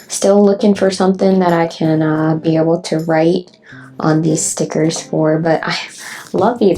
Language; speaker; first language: English; native; English